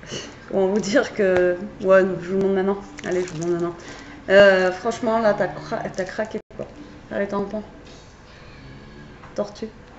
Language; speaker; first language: French; native; French